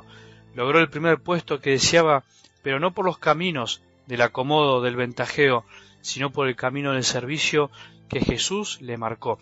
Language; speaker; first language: Spanish; native; Spanish